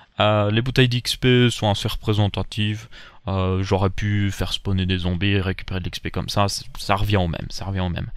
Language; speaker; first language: French; native; French